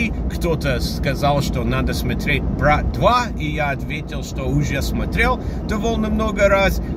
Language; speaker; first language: Russian; non-native, fluent; English